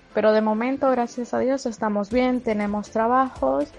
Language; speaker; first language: Spanish; native; Spanish